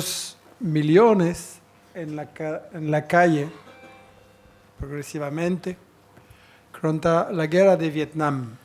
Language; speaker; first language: Spanish; non-native, fluent; French